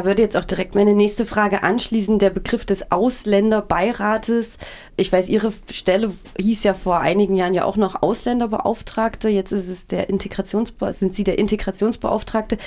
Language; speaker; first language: German; native; German